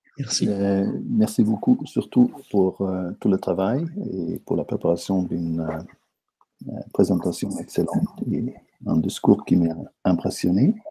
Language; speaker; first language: French; non-native, fluent; Italian